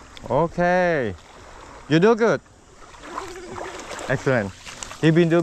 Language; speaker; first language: English; non-native, learner; Thai